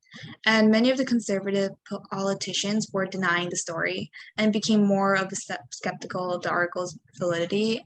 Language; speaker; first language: English; native; English